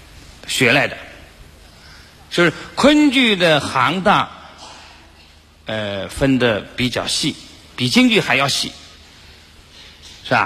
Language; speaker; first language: Chinese; native; Chinese